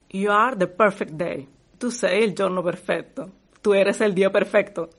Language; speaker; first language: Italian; non-native, fluent; Spanish